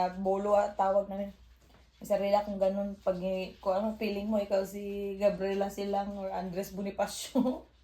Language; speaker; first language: Filipino; non-native, local second language; Cebuano